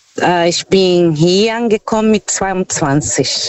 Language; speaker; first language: German; non-native, fluent; Portuguese